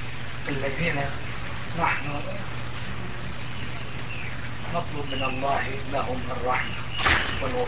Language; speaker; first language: Arabic; non-native, local second language; Turkish